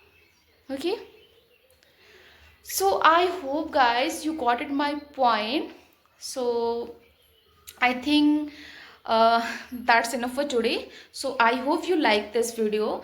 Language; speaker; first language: English; non-native, fluent; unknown